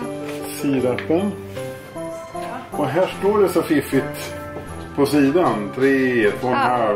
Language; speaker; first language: Swedish; native; Swedish